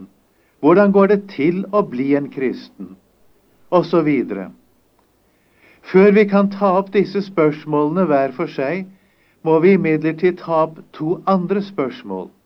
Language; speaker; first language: Norwegian; native; Norwegian